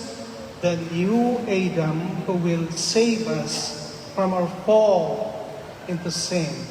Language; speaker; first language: English; non-native, local second language; Filipino